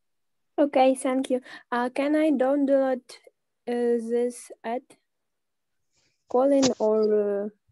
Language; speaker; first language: English; non-native, learner; Ukrainian